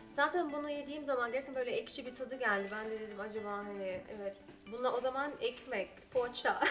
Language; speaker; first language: Turkish; non-native, fluent; Arabic